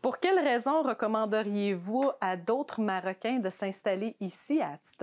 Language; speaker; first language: French; native; French